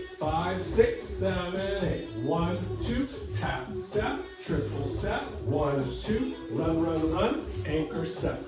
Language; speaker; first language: English; native; English